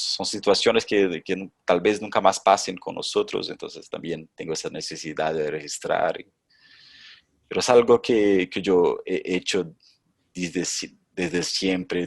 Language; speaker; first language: Spanish; non-native, fluent; Portuguese